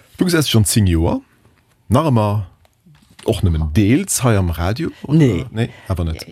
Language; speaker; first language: Luxembourgish; native; Luxembourgish